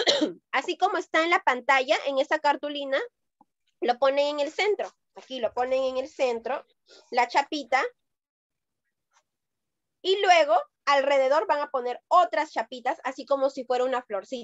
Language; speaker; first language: Spanish; native; Spanish